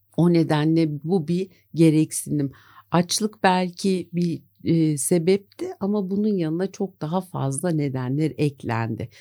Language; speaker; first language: Turkish; native; Turkish